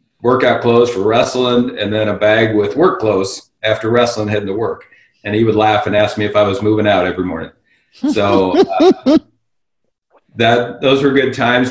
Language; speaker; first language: English; native; English